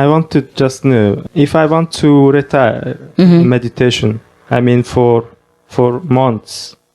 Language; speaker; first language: English; non-native, fluent; Mongolian